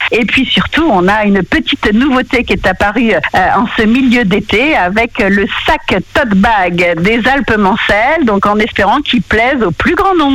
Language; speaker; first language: French; native; French